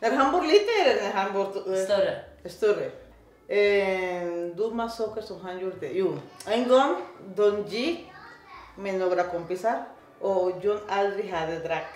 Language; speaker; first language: Swedish; non-native, learner; Spanish